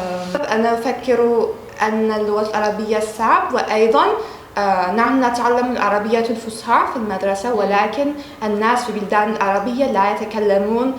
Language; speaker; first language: Arabic; non-native, learner; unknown